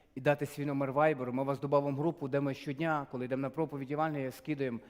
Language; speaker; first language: Ukrainian; native; Ukrainian